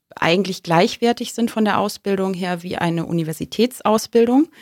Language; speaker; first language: German; native; German